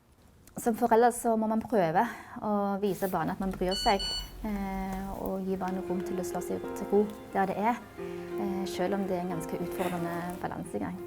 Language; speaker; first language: Norwegian; native; Norwegian